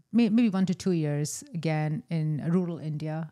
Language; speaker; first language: English; non-native, local second language; Hindi